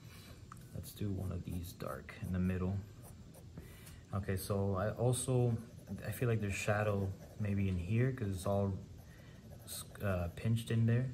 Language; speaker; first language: English; native; English